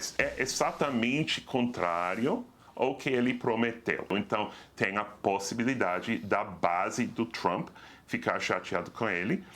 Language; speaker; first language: Portuguese; non-native, fluent; English